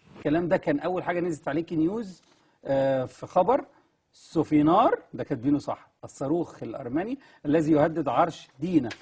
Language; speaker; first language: Egyptian Arabic; native; Egyptian Arabic